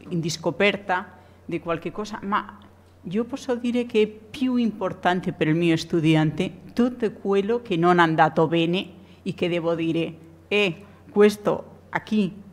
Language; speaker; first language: Italian; non-native, learner; Spanish